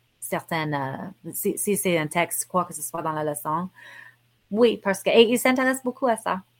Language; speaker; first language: French; non-native, fluent; English